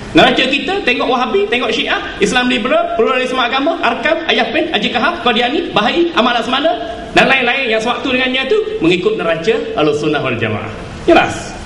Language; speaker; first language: Malay; native; Malay